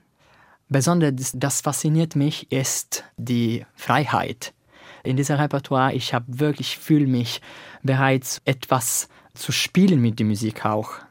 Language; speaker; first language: German; non-native, learner; Italian